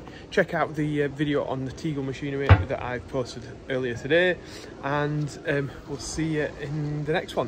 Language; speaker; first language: English; native; English